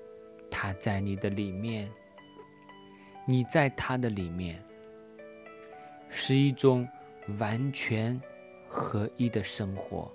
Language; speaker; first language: Chinese; native; Chinese